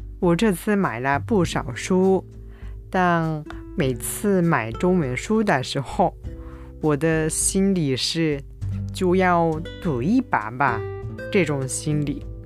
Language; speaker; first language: Chinese; non-native, fluent; Japanese